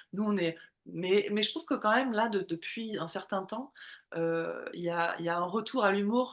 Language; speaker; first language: French; native; French